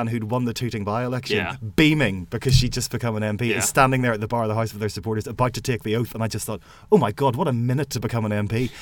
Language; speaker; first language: English; native; English